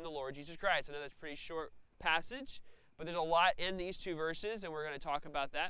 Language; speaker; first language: English; native; English